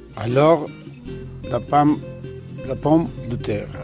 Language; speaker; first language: French; non-native, learner; Spanish